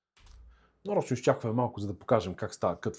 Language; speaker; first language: Bulgarian; native; Bulgarian